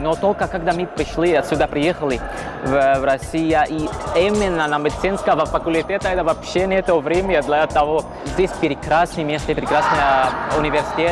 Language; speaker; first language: Russian; non-native, learner; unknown